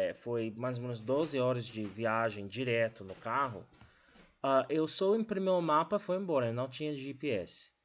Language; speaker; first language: Portuguese; non-native, learner; English